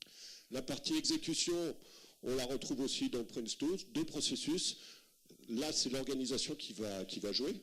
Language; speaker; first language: French; native; French